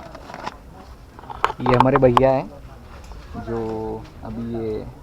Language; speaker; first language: Hindi; non-native, local second language; Marathi